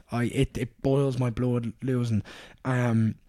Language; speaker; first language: English; native; English